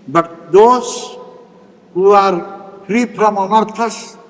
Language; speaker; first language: English; non-native, local second language; Odia